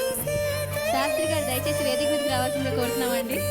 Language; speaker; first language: Telugu; native; Telugu